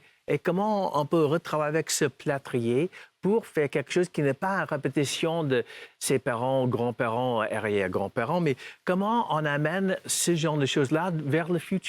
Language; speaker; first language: French; non-native, fluent; English